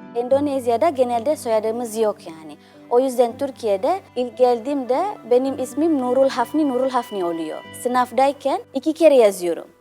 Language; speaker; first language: Turkish; non-native, fluent; Indonesian